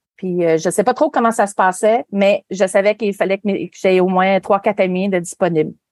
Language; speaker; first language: French; native; French